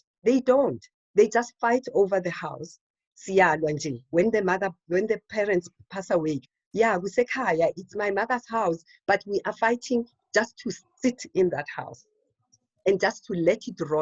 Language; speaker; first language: English; non-native, local second language; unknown